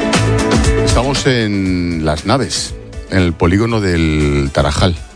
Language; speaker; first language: Spanish; native; Spanish